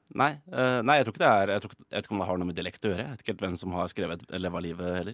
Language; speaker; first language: Norwegian; native; Norwegian